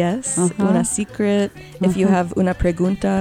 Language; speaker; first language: Spanish; non-native, learner; English